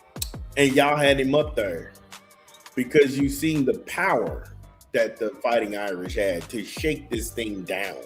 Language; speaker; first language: English; native; English